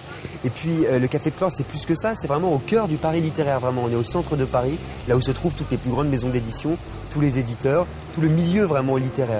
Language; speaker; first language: French; native; French